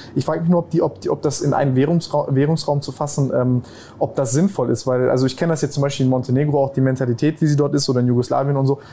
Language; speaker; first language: German; native; German